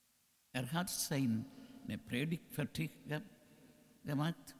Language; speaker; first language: German; non-native, learner; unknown